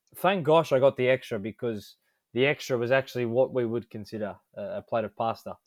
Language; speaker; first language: English; native; English